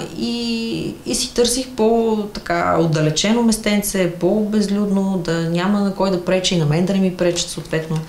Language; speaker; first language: Bulgarian; early bilingual, other home language; Russian